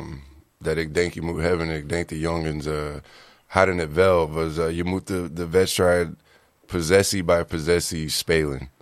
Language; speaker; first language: Dutch; non-native, learner; English